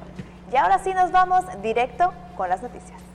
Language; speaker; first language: Spanish; native; Spanish